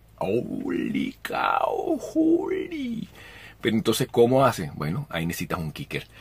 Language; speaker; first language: Spanish; native; Spanish